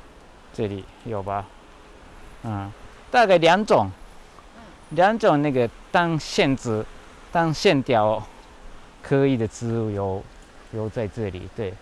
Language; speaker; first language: Chinese; non-native, fluent; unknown